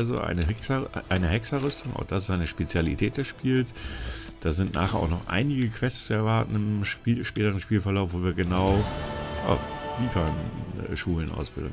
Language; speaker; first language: German; native; German